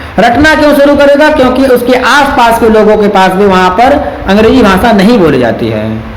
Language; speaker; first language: Hindi; native; Hindi